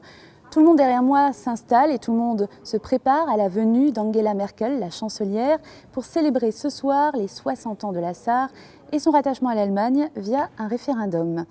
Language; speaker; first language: French; native; French